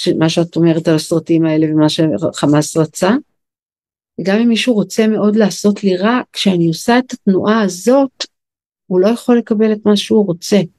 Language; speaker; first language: Hebrew; native; Hebrew